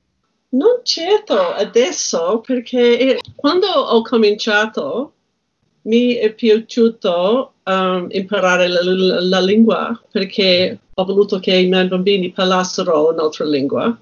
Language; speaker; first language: Italian; non-native, learner; English